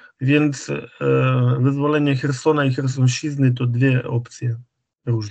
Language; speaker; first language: Polish; non-native, fluent; Ukrainian